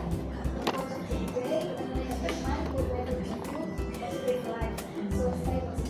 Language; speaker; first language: English; non-native, learner; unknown